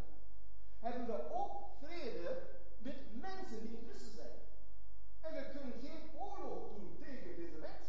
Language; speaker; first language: Dutch; non-native, fluent; German